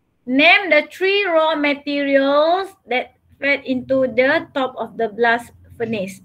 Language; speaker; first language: English; non-native, local second language; Malay